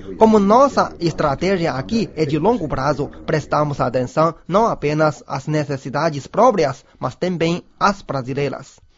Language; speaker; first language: Portuguese; non-native, fluent; Chinese